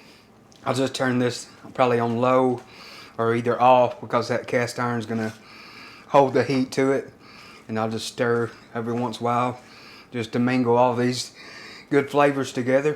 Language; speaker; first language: English; native; English